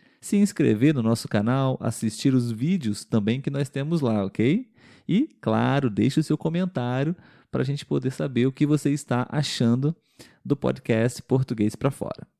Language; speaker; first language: Portuguese; native; Portuguese